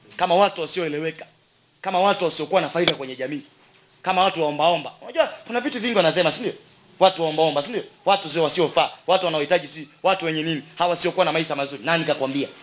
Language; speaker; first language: Swahili; native; Swahili